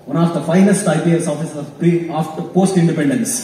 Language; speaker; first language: English; non-native, local second language; Kannada